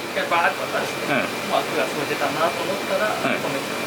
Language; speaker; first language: Japanese; native; Japanese